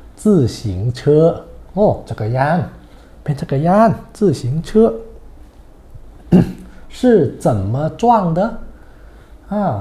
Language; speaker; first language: Chinese; non-native, fluent; Thai